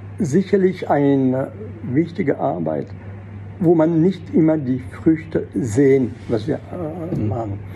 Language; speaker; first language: German; non-native, fluent; French